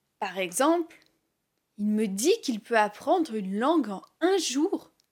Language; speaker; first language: French; native; French